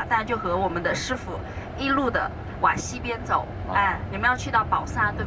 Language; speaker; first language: Chinese; native; Chinese